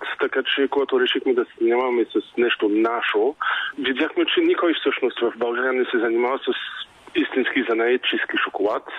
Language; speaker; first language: Bulgarian; non-native, fluent; French